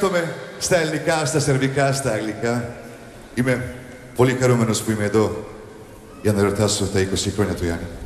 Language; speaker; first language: Greek; non-native, learner; Serbian